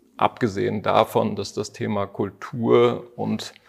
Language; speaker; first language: German; native; German